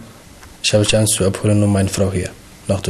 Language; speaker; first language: German; non-native, learner; Somali